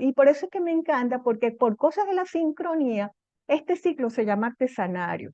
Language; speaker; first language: Spanish; native; Spanish